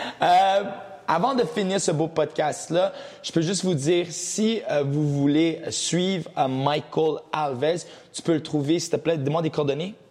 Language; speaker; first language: French; early bilingual, other home language; Portuguese